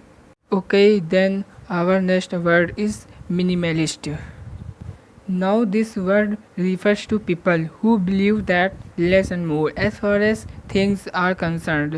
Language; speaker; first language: English; non-native, local second language; Hindi